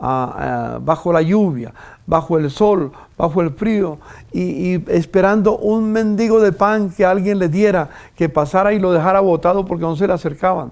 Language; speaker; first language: Spanish; native; Spanish